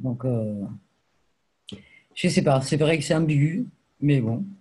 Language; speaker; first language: French; native; French